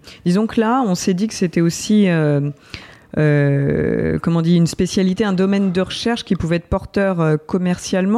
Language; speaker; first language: French; native; French